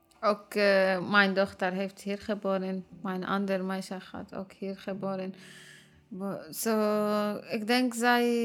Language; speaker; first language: Dutch; non-native, learner; Arabic